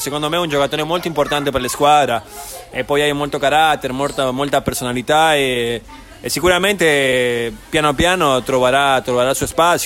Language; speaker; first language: Italian; non-native, fluent; Spanish